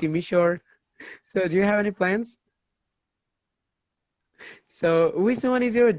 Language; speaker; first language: English; non-native, fluent; Bangla